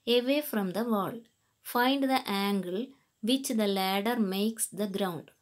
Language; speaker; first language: English; non-native, local second language; Malayalam